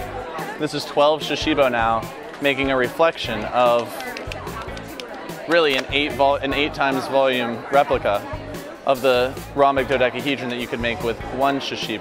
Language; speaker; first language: English; native; English